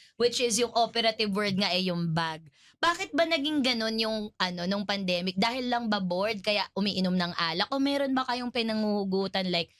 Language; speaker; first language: Filipino; native; Filipino